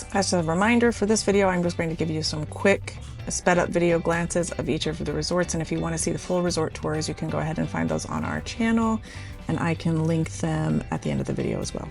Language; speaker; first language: English; native; English